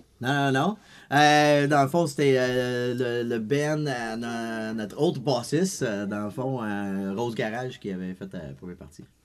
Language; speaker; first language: French; early bilingual, other home language; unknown